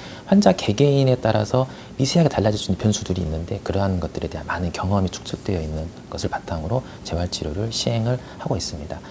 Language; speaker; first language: Korean; native; Korean